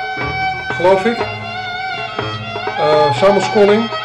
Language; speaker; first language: Dutch; native; Dutch